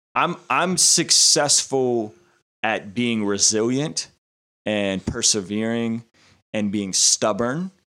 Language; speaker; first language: English; early bilingual, other home language; Russian